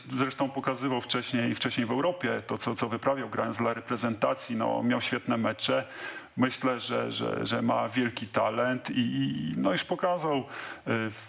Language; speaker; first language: Polish; native; Polish